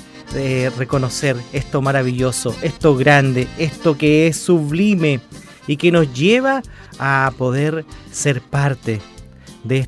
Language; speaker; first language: Spanish; native; Spanish